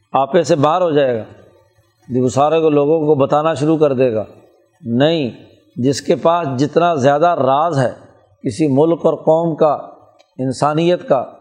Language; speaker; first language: Urdu; non-native, local second language; Punjabi